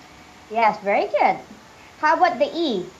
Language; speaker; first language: English; non-native, fluent; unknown